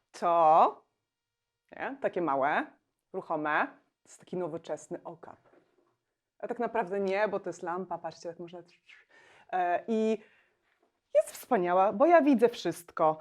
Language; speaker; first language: Polish; native; Polish